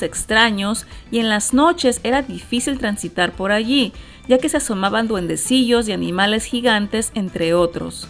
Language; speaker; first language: Spanish; native; Spanish